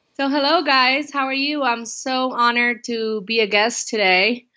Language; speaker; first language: English; early bilingual, other home language; Spanish